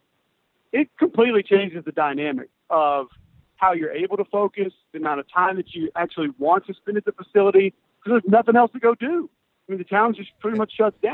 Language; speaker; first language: English; native; English